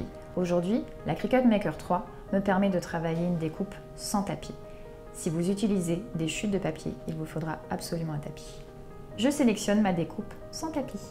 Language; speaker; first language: French; native; French